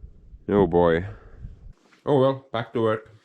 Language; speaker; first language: English; non-native, fluent; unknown